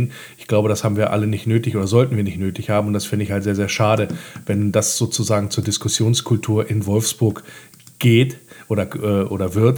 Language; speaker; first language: German; native; German